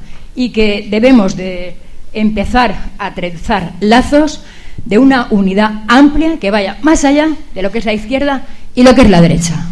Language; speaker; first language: Spanish; native; Spanish